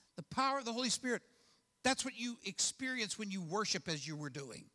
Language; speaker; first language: English; native; English